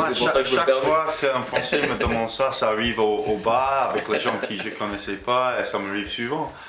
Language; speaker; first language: French; non-native, fluent; English